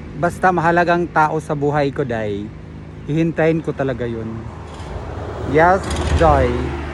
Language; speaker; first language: Filipino; non-native, local second language; Cebuano